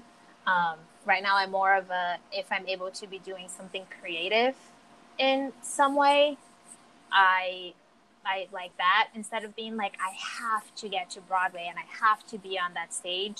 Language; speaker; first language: English; non-native, fluent; Portuguese